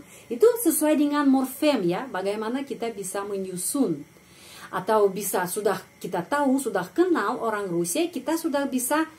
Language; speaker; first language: Indonesian; non-native, fluent; Russian